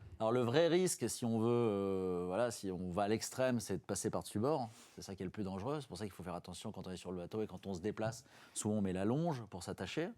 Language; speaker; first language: French; native; French